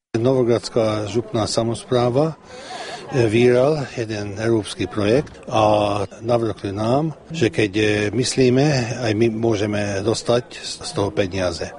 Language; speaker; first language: Slovak; early bilingual, heritage; Slovak